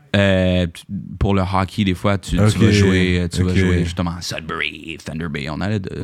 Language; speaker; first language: French; native; French